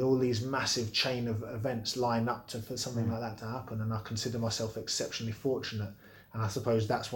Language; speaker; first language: English; native; English